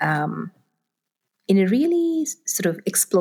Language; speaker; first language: English; non-native, local second language; Bangla